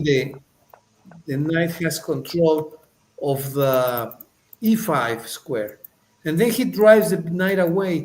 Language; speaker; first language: English; non-native, fluent; Spanish